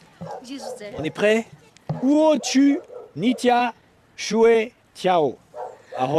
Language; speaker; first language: French; native; French